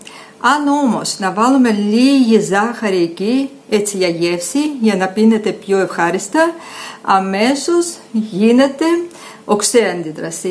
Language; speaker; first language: Greek; non-native, fluent; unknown